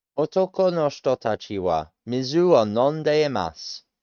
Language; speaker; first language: Japanese; non-native, learner; English